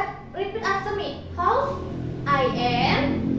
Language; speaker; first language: English; non-native, fluent; Indonesian